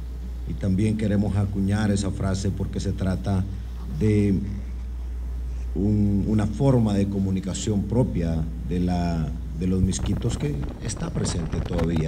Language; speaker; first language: Spanish; native; Spanish